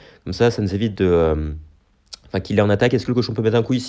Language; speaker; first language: French; native; French